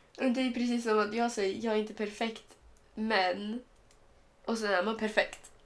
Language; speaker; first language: Swedish; native; Swedish